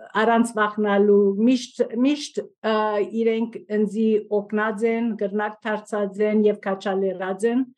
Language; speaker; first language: Armenian; native; Armenian